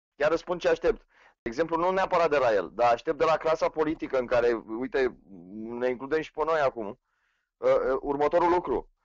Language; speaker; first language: Romanian; native; Romanian